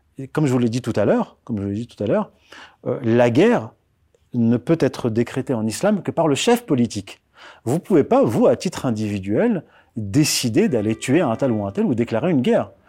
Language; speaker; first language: French; early bilingual, other home language; Berber languages